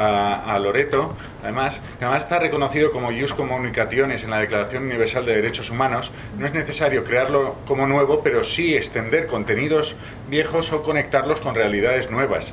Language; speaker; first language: Spanish; native; Spanish